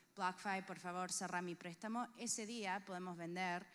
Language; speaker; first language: Spanish; early bilingual, heritage; Spanish